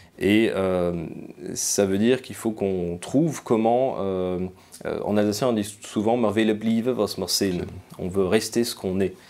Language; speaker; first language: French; native; French